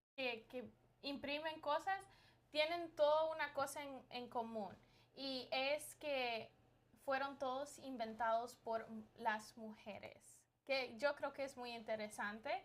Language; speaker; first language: Spanish; early bilingual, other home language; English